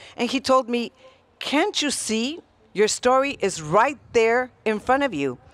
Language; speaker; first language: English; early bilingual, other home language; Spanish